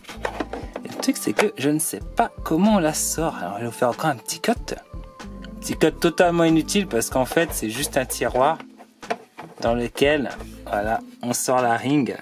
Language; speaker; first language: French; native; French